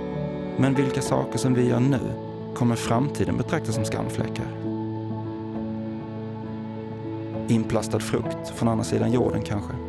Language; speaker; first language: Swedish; native; Swedish